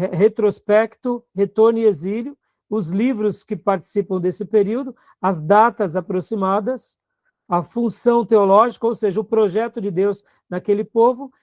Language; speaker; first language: Portuguese; native; Portuguese